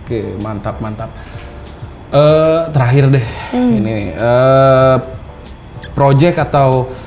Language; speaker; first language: Indonesian; native; Indonesian